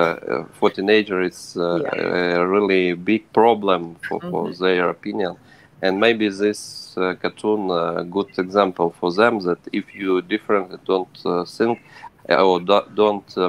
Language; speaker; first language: English; non-native, learner; Ukrainian